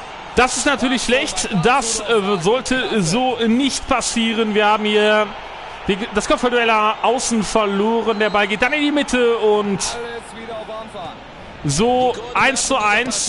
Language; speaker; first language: German; native; German